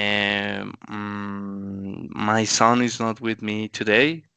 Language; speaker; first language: English; non-native, learner; Spanish